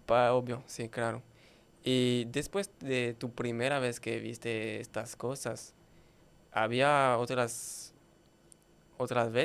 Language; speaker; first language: Spanish; non-native, learner; French